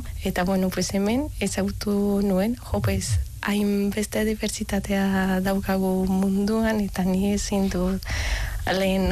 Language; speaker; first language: Basque; non-native, learner; Spanish